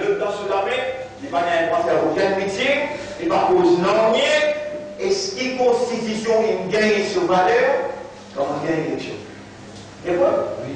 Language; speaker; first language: French; non-native, local second language; Morisyen